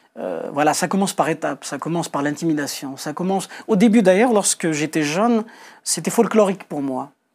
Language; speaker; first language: French; non-native, local second language; Kabyle